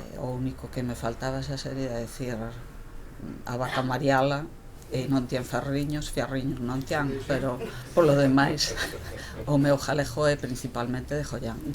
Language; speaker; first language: Galician; non-native, local second language; Spanish